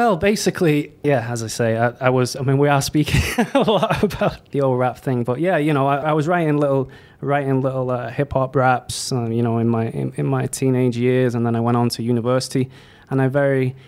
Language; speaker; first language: English; native; English